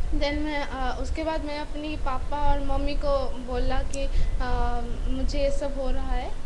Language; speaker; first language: Hindi; non-native, local second language; Odia